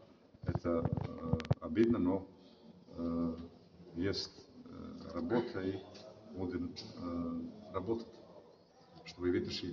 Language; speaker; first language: Russian; non-native, fluent; Bosnian